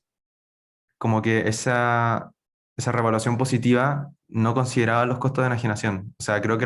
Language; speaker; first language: Spanish; native; Spanish